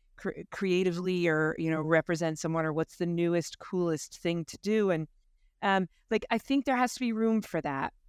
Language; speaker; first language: English; native; English